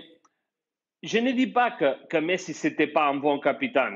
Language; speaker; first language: French; non-native, fluent; Spanish